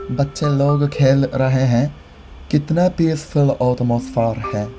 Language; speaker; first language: Hindi; non-native, fluent; Japanese